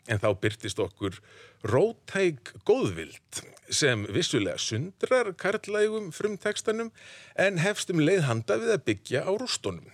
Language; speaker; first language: Icelandic; native; Icelandic